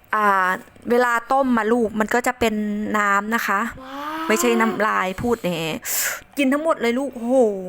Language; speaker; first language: Thai; non-native, local second language; Northern Khmer